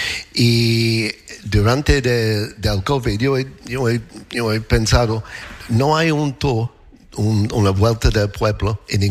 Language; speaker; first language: Spanish; non-native, fluent; English